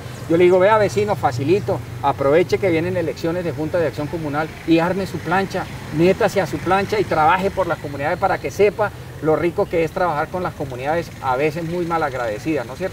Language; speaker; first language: Spanish; native; Spanish